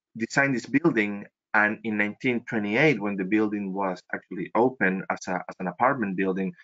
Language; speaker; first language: English; non-native, fluent; Spanish